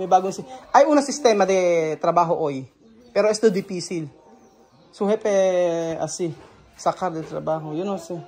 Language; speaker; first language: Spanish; non-native, learner; Filipino